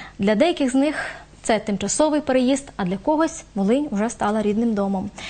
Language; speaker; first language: Ukrainian; native; Ukrainian